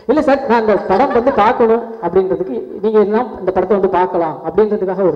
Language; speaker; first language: Tamil; native; Tamil